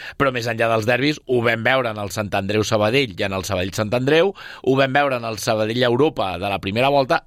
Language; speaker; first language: Catalan; native; Catalan